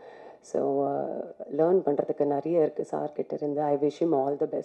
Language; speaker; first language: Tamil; non-native, fluent; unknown